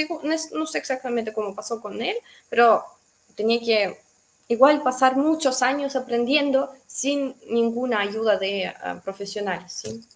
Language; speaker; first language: Spanish; non-native, fluent; Russian